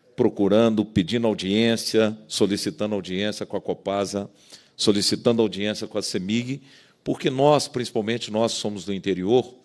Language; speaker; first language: Portuguese; native; Portuguese